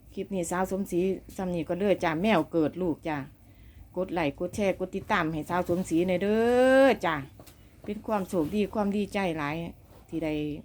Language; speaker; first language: Thai; native; Thai